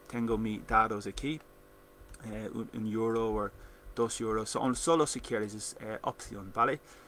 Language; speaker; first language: Spanish; non-native, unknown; English